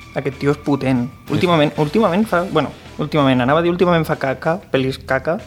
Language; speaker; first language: Catalan; non-native, local second language; Spanish